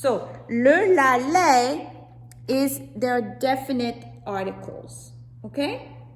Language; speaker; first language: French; non-native, fluent; English